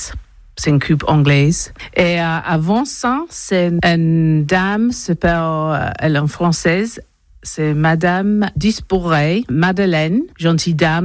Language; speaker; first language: French; non-native, learner; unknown